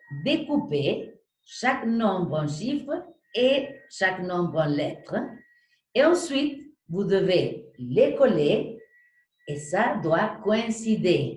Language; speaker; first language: French; non-native, fluent; Spanish